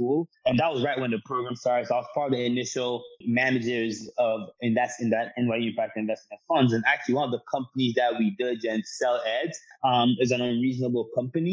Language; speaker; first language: English; non-native, local second language; Akan